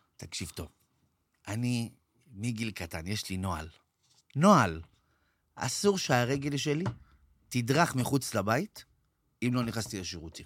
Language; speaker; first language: Hebrew; native; Hebrew